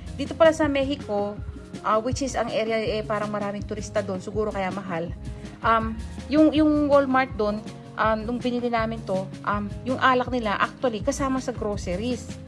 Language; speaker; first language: Filipino; non-native, local second language; Pampanga